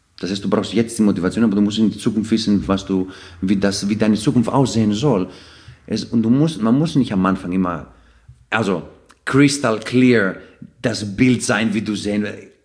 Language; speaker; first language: German; non-native, fluent; Greek